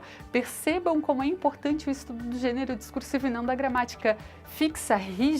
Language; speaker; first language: Portuguese; native; Portuguese